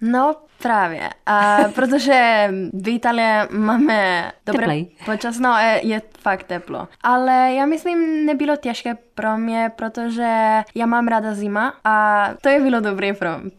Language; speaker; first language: Czech; non-native, learner; Italian